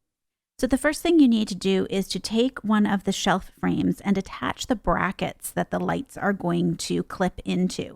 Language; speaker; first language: English; native; English